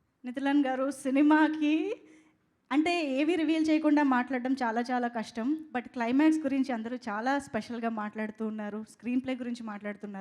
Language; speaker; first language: Telugu; native; Telugu